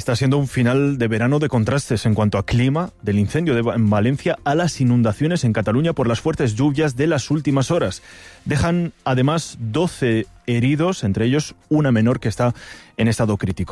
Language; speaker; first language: Spanish; native; Spanish